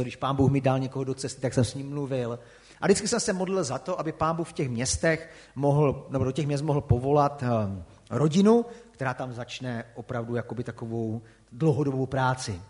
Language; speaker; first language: Czech; native; Czech